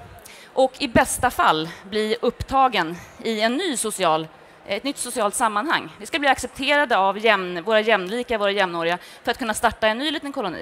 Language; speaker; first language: Swedish; native; Swedish